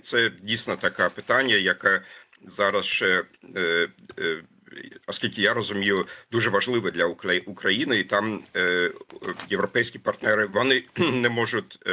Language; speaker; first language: Ukrainian; non-native, fluent; German